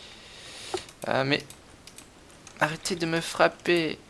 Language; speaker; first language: French; native; French